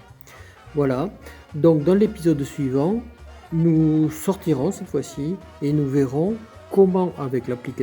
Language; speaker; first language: French; native; French